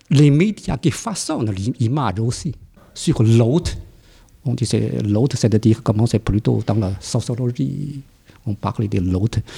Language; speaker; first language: French; non-native, fluent; Chinese